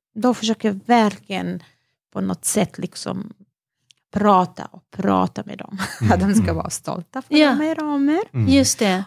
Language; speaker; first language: Swedish; non-native, fluent; Serbian